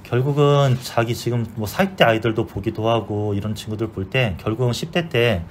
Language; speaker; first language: Korean; native; Korean